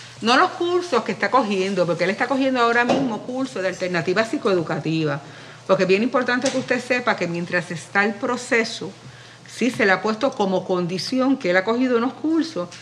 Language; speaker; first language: Spanish; native; Spanish